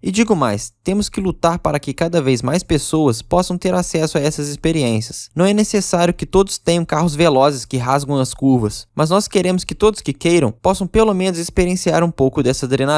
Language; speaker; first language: Portuguese; native; Portuguese